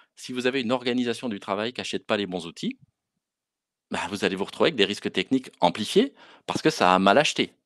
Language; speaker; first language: French; native; French